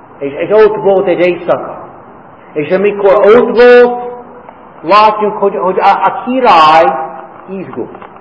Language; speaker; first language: Hungarian; non-native, fluent; English